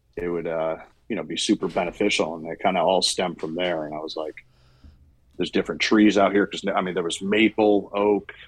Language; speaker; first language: English; native; English